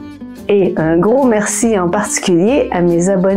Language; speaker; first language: French; native; French